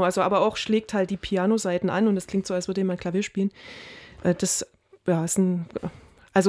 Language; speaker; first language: German; native; German